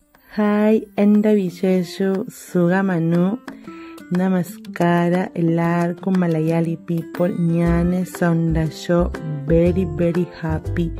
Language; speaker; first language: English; non-native, learner; Spanish